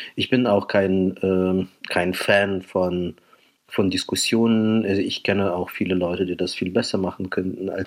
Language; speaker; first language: German; non-native, fluent; Ukrainian